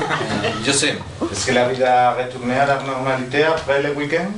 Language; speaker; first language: French; non-native, learner; Spanish